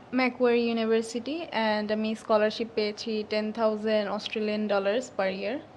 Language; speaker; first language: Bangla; early bilingual, heritage; Bangla